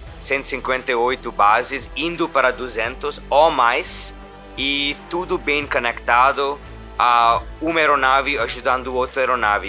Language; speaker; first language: Portuguese; non-native, learner; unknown